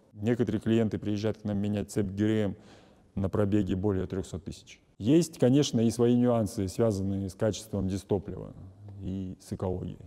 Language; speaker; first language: Russian; native; Russian